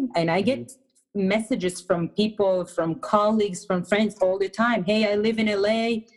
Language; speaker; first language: English; non-native, fluent; Hebrew